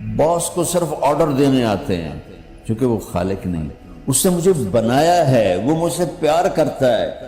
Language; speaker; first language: Urdu; non-native, local second language; Punjabi